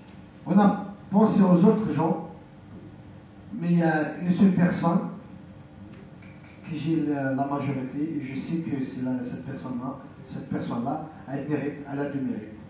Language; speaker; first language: French; non-native, local second language; Arabic